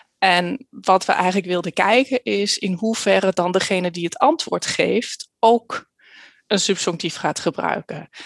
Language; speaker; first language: Dutch; early bilingual, heritage; Dutch